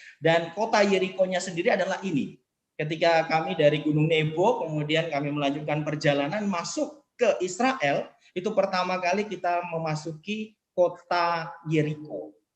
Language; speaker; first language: Indonesian; native; Indonesian